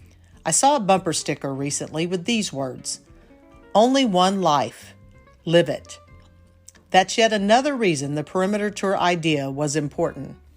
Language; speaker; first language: English; native; English